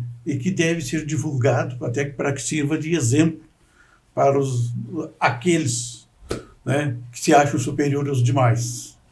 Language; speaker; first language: Portuguese; native; Portuguese